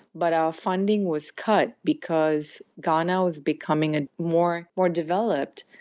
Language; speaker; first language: English; native; English